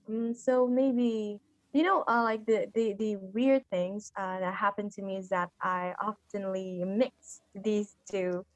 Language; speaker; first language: English; non-native, learner; Indonesian